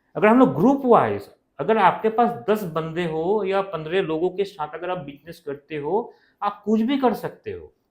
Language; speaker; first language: Hindi; non-native, local second language; Bangla